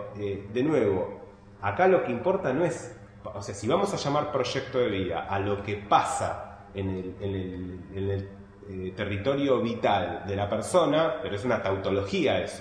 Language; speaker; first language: Spanish; native; Spanish